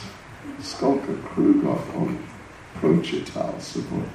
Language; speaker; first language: Russian; non-native, learner; English